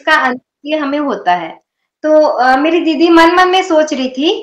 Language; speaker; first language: Hindi; non-native, local second language; Odia